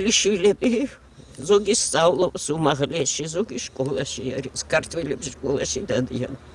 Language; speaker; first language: Georgian; early bilingual, heritage; Georgian